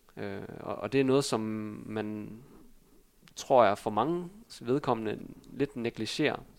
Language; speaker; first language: Danish; early bilingual, other home language; Vietnamese